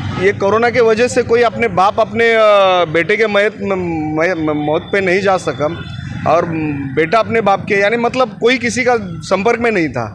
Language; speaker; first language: Hindi; non-native, local second language; Marathi